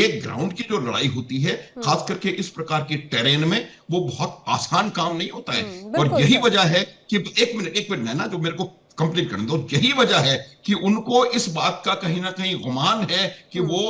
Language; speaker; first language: Hindi; native; Hindi